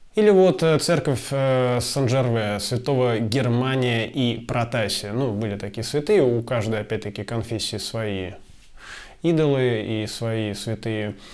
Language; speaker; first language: Russian; native; Russian